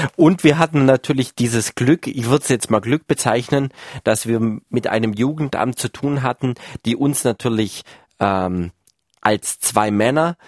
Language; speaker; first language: German; native; German